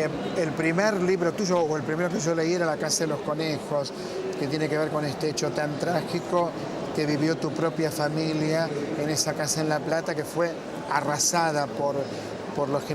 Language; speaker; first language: Spanish; native; Spanish